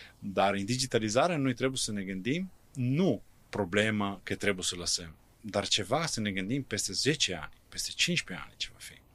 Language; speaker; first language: Romanian; non-native, fluent; Italian